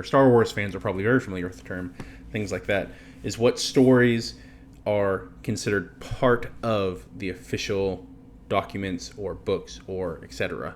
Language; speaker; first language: English; native; English